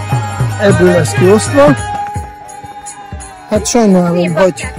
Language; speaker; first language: Hungarian; non-native, fluent; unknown